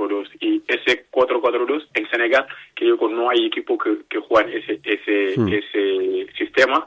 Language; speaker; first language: Spanish; non-native, learner; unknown